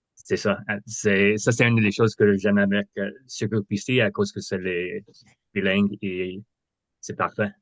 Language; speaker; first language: French; non-native, local second language; English